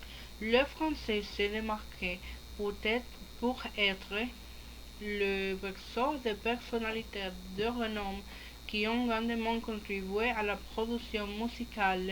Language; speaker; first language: French; non-native, learner; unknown